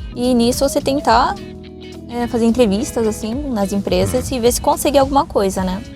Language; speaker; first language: Portuguese; early bilingual, other home language; Japanese